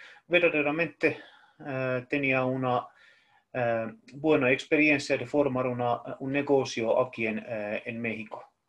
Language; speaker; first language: Spanish; non-native, fluent; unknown